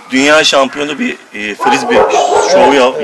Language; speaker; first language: Turkish; native; Turkish